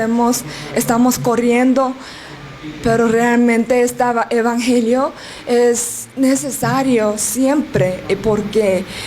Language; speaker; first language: Spanish; non-native, learner; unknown